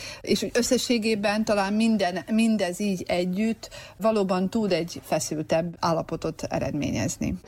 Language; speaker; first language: Hungarian; native; Hungarian